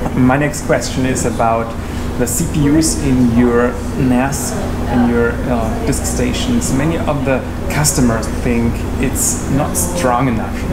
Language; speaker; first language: English; non-native, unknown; German